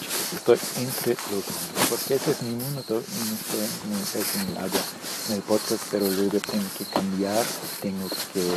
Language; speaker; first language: Spanish; non-native, fluent; German